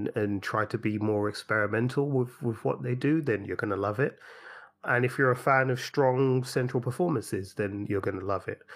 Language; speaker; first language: English; native; English